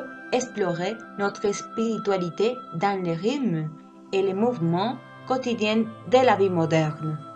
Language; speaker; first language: French; non-native, learner; Spanish